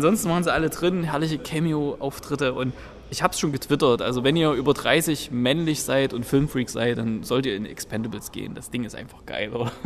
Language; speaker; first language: German; native; German